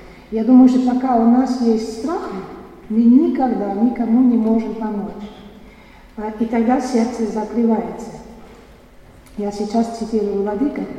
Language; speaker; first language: Russian; non-native, fluent; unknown